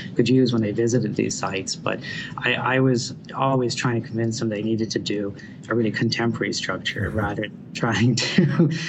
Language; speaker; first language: English; native; English